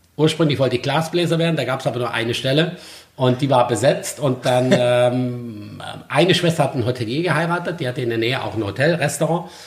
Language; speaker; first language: German; native; German